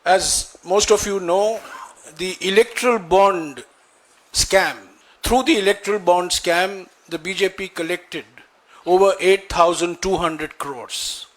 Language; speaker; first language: English; non-native, local second language; Hindi